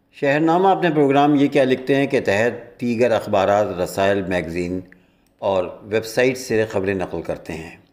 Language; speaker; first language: Urdu; native; Urdu